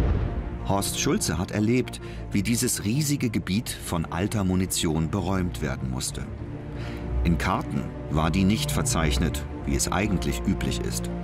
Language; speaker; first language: German; native; German